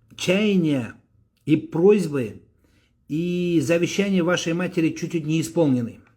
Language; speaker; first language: Russian; non-native, local second language; Kazakh